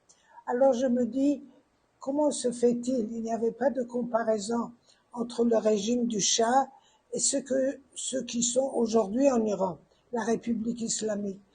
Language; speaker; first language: French; non-native, fluent; Persian